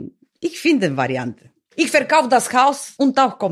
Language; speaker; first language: German; non-native, learner; Bulgarian